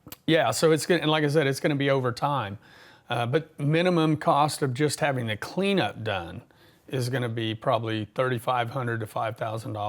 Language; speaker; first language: English; native; English